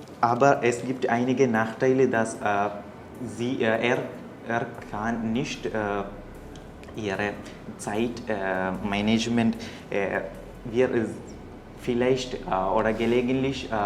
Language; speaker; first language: German; non-native, learner; Malayalam